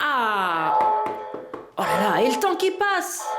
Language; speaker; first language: French; native; French